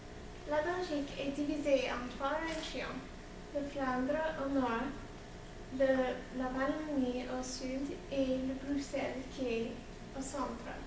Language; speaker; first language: French; non-native, learner; English